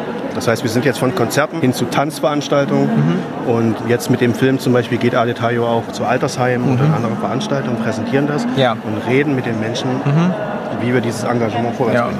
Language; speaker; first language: German; native; German